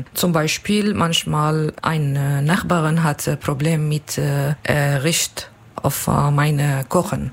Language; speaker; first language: German; non-native, learner; Kurdish